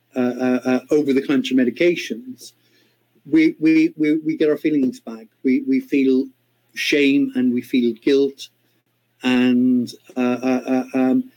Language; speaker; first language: English; native; English